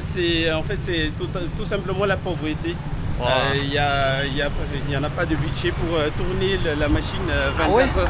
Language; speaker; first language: French; non-native, local second language; Malagasy